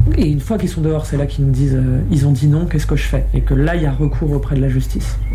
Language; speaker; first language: French; native; French